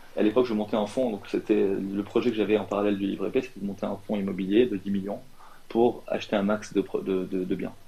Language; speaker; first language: French; non-native, local second language; Arabic